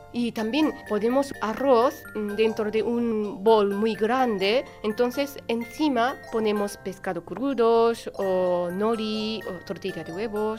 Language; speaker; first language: Spanish; non-native, fluent; Japanese